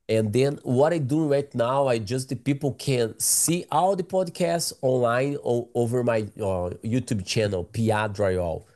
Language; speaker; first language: English; non-native, learner; Portuguese